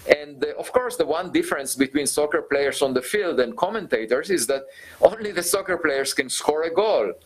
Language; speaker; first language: English; non-native, fluent; Hebrew